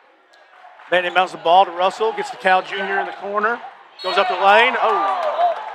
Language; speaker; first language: English; native; English